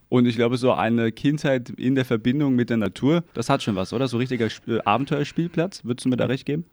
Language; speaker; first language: German; native; German